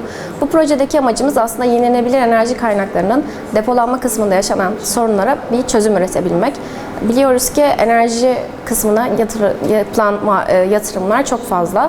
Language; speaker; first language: Turkish; native; Turkish